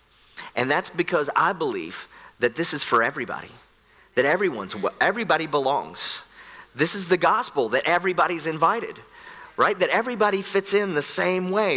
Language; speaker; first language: English; native; English